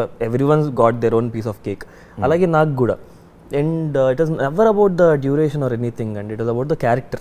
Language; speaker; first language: Telugu; native; Telugu